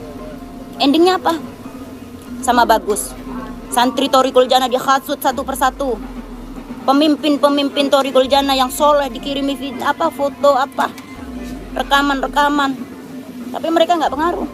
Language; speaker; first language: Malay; non-native, local second language; Javanese